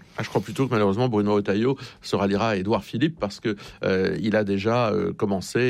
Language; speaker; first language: French; native; French